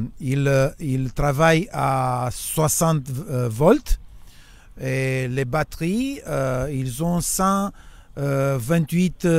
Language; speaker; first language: French; non-native, fluent; Romanian